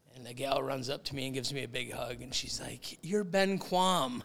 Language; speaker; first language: English; native; English